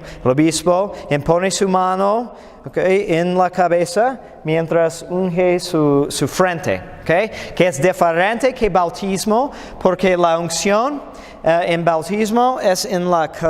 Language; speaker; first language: Spanish; non-native, fluent; English